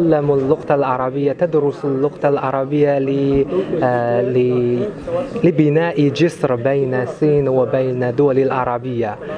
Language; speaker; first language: Arabic; non-native, learner; Chinese